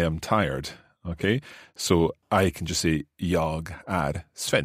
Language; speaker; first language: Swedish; non-native, learner; English